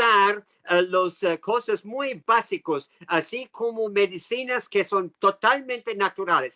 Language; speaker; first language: Spanish; non-native, fluent; English